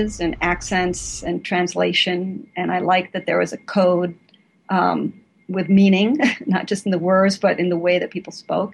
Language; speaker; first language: English; native; English